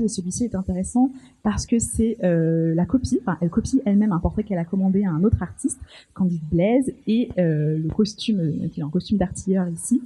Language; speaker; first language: French; native; French